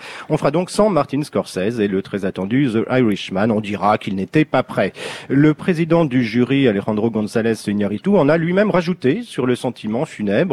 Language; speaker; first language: French; native; French